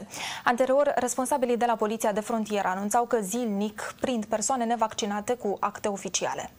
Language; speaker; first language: Romanian; native; Romanian